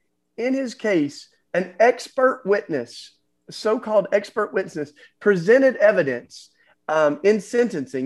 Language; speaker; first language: English; native; English